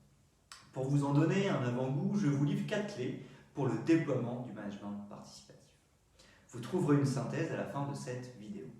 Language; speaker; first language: French; native; French